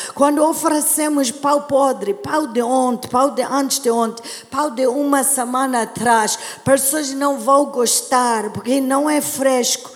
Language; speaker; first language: Portuguese; non-native, learner; English